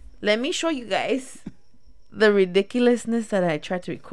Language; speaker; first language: English; early bilingual, other home language; Spanish